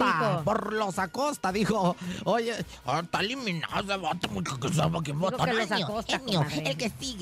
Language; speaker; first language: Spanish; native; Spanish